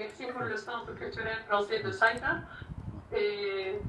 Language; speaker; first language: French; non-native, local second language; Arabic